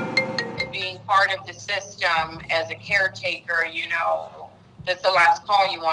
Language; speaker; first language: English; native; English